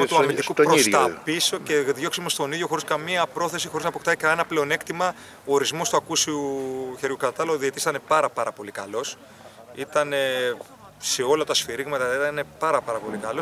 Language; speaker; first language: Greek; native; Greek